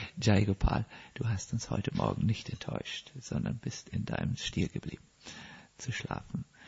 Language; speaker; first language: German; native; German